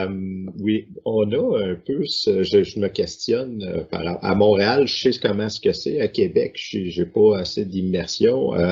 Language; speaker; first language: French; native; French